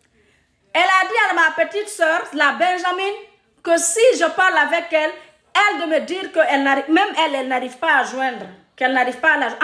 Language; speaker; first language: French; non-native, local second language; Mandingo